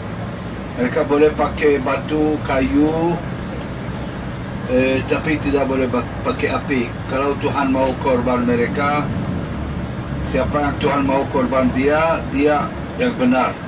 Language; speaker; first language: Indonesian; non-native, learner; Hebrew